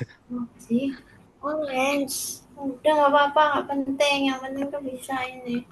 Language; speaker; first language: Indonesian; native; Indonesian